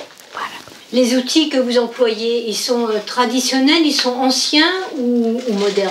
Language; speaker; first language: French; native; French